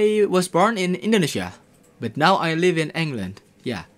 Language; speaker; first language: English; non-native, learner; Indonesian